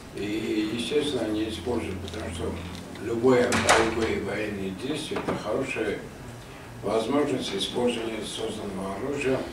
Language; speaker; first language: Russian; non-native, local second language; Armenian